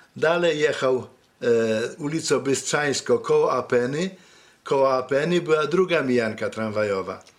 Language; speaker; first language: Polish; native; Polish